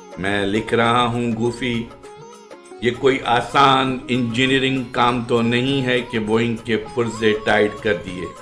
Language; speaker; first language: Urdu; native; Urdu